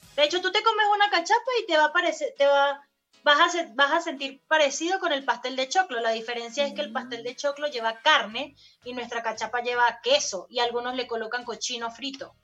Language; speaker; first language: Spanish; native; Spanish